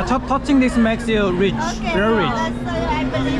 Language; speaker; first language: English; non-native, learner; Korean